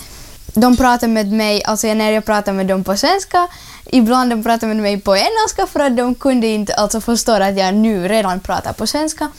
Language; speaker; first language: Swedish; early bilingual, other home language; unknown